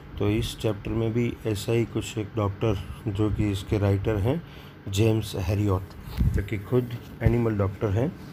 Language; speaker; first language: Hindi; non-native, local second language; Gujarati